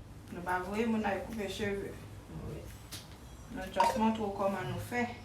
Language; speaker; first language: French; non-native, local second language; Haitian Creole